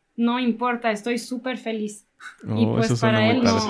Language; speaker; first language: Spanish; non-native, fluent; English